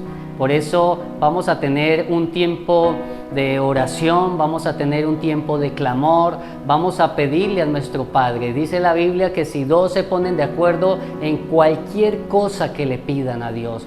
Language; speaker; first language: Spanish; native; Spanish